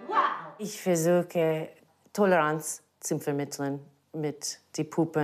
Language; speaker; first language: German; non-native, fluent; English